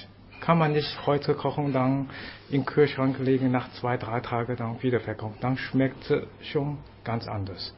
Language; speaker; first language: German; non-native, fluent; Chinese